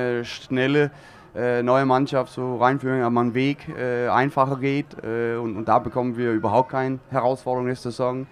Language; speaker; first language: German; non-native, fluent; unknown